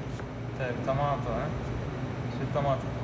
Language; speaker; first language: Arabic; non-native, learner; Urdu